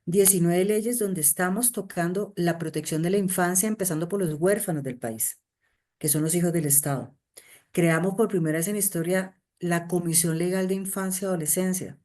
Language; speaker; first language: Spanish; native; Spanish